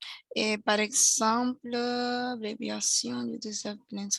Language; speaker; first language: French; non-native, learner; Spanish